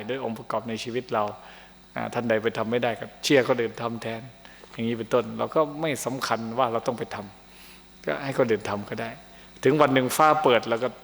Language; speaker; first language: Thai; native; Thai